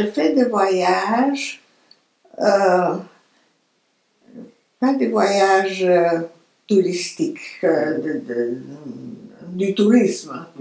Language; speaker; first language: French; non-native, fluent; Romanian